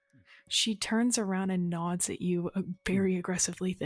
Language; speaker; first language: English; native; English